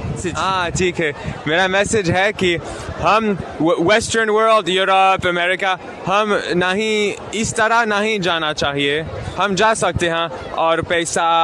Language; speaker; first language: Hindi; non-native, learner; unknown